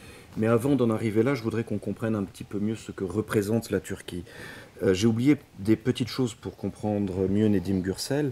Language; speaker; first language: French; native; French